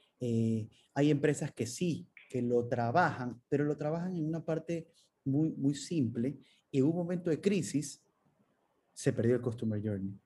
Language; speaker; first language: Spanish; native; Spanish